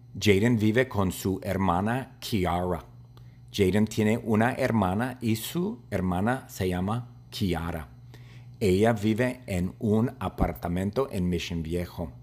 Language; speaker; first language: Spanish; non-native, fluent; English